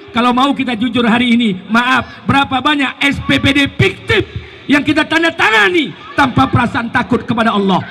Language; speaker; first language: Indonesian; native; Indonesian